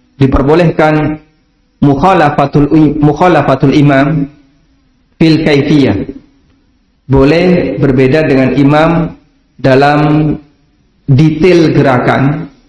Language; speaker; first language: Indonesian; non-native, local second language; Javanese